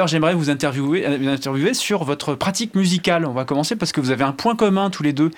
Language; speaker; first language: French; native; French